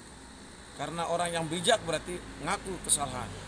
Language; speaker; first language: Indonesian; native; Indonesian